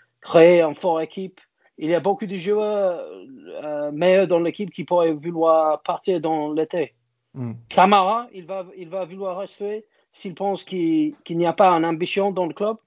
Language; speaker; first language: French; non-native, learner; English